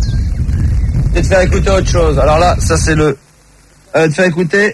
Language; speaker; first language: French; native; French